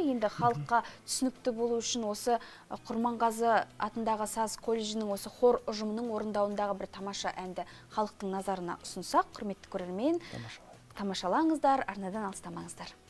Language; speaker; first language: Kazakh; native; Kazakh